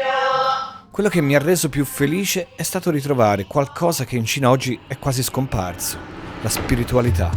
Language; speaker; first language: Italian; native; Italian